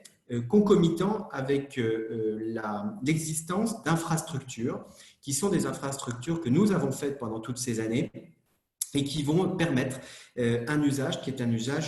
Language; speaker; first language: French; native; French